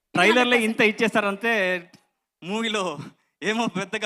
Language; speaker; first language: Telugu; non-native, learner; Kannada